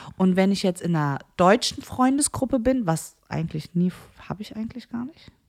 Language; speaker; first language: German; early bilingual, other home language; Korean